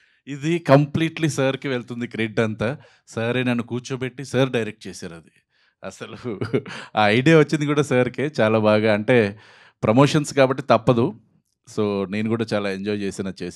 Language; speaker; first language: Telugu; native; Telugu